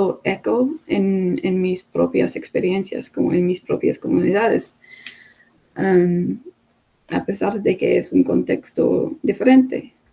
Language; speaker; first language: Spanish; non-native, fluent; English